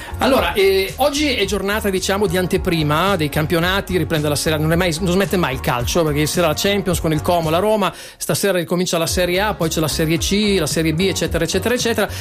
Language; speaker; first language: Italian; native; Italian